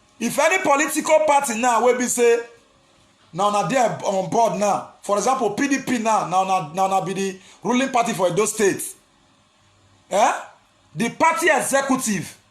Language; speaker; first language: Nigerian Pidgin; non-native, local second language; Esan